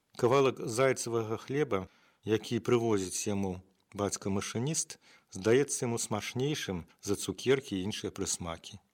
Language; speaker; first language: Belarusian; native; Belarusian